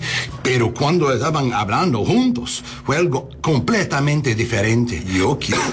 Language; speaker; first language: Spanish; non-native, learner; English